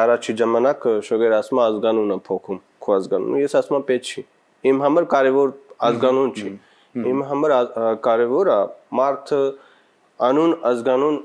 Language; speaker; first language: Armenian; non-native, learner; Punjabi